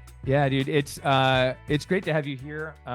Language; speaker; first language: English; native; English